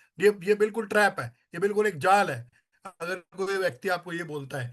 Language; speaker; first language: Hindi; native; Hindi